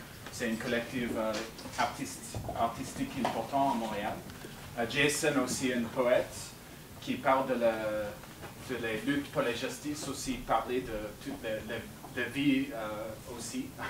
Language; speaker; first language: French; non-native, fluent; English